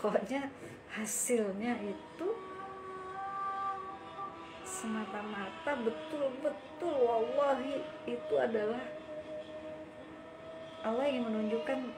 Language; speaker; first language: Indonesian; native; Indonesian